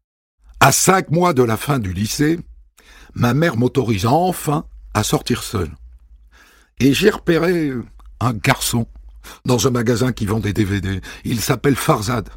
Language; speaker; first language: French; native; French